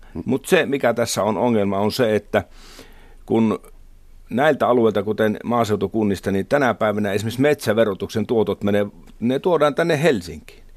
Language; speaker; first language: Finnish; native; Finnish